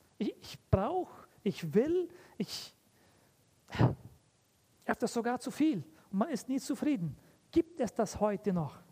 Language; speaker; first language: German; early bilingual, heritage; German